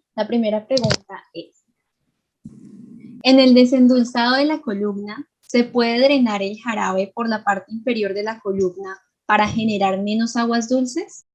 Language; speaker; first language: Spanish; native; Spanish